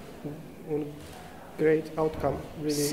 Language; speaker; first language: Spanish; non-native, learner; English